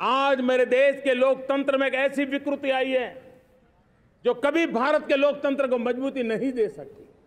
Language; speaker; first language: Hindi; non-native, local second language; Gujarati